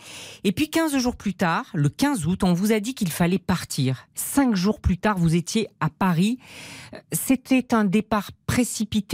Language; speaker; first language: French; native; French